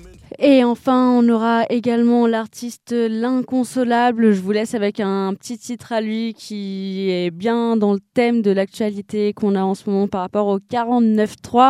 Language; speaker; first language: French; native; French